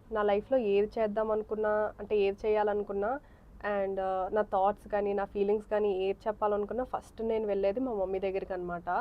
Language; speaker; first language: Telugu; early bilingual, heritage; Telugu